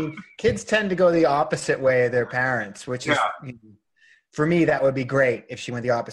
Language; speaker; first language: English; native; English